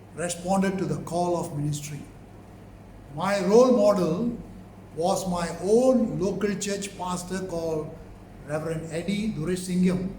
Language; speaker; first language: English; non-native, local second language; Tamil